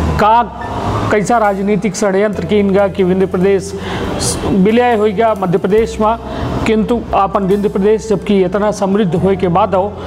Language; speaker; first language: Hindi; native; Hindi